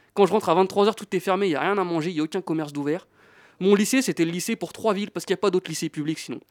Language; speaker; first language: French; native; French